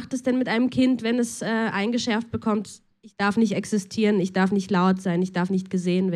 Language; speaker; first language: German; native; German